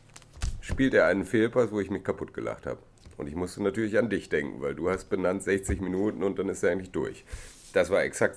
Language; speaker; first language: German; native; German